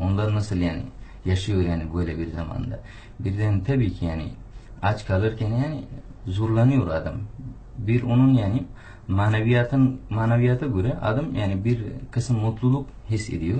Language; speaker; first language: Turkish; non-native, fluent; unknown